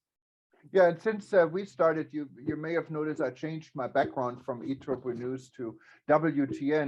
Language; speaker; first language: English; non-native, fluent; German